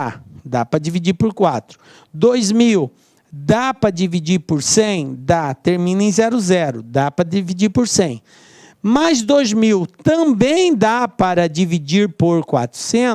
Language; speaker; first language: Portuguese; native; Portuguese